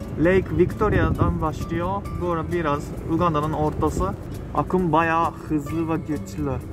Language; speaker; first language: Turkish; non-native, fluent; Japanese